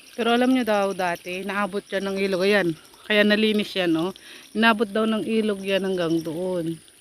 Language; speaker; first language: Filipino; native; Filipino